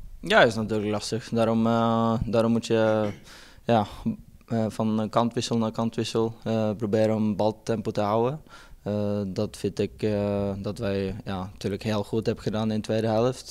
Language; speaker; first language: Dutch; non-native, fluent; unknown